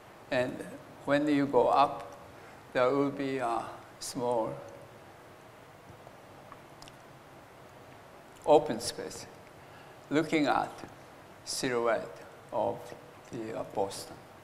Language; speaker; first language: English; non-native, fluent; Japanese